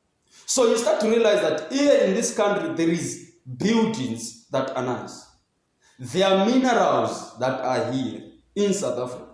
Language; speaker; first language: English; non-native, local second language; Zulu